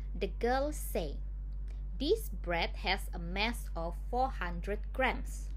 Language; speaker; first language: English; non-native, local second language; Malay